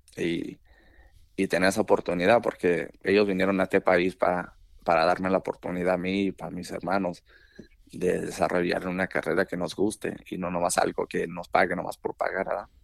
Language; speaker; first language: Spanish; early bilingual, heritage; Spanish